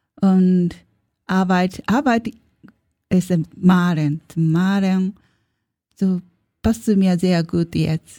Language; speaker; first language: German; non-native, learner; Japanese